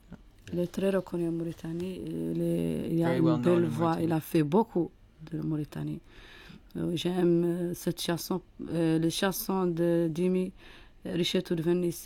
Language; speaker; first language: French; non-native, learner; Arabic